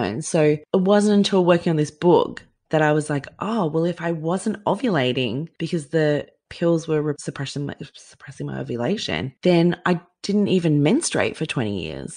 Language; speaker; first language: English; native; English